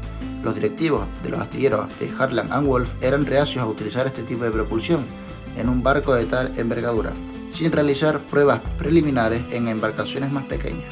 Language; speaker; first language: Spanish; native; Spanish